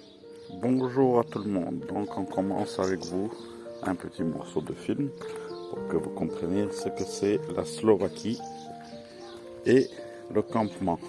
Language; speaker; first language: French; non-native, fluent; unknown